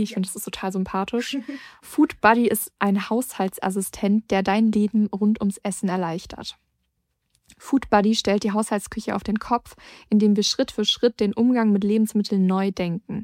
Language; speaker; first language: German; native; German